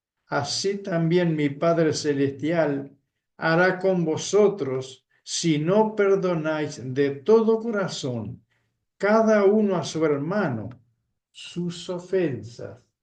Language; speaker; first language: Spanish; native; Spanish